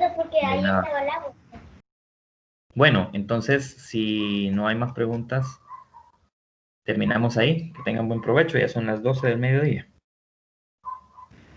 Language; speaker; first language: Spanish; native; Spanish